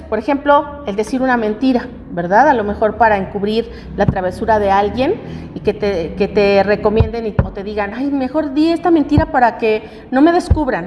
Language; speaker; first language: Spanish; native; Spanish